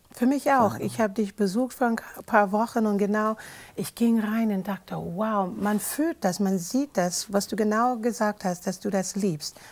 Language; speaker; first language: German; non-native, fluent; English